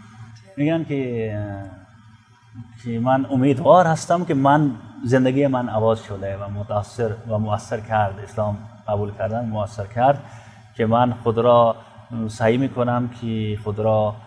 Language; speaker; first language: Persian; non-native, fluent; Urdu